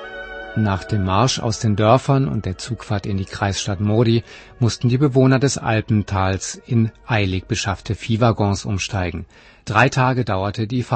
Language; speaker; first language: German; native; German